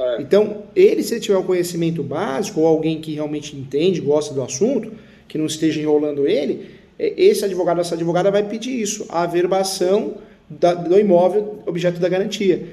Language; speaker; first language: Portuguese; native; Portuguese